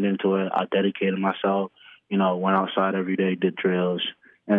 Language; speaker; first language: English; native; English